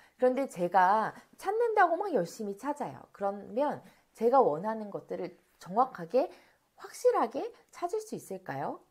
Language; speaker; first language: Korean; native; Korean